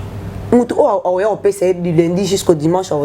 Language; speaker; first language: French; non-native, local second language; Lingala